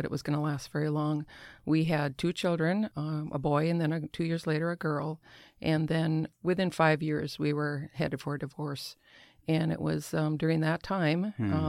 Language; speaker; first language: English; native; English